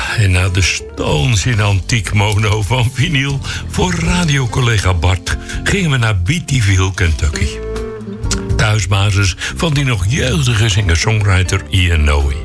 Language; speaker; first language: Dutch; native; Dutch